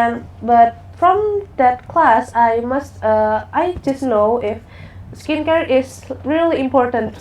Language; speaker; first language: English; non-native, learner; Indonesian